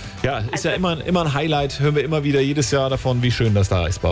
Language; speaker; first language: German; native; German